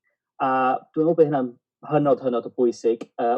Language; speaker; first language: Welsh; native; Welsh